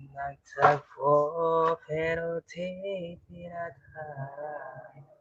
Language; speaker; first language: Filipino; non-native, local second language; Waray